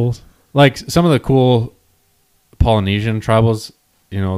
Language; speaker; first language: English; native; English